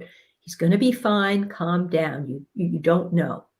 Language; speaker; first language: English; native; English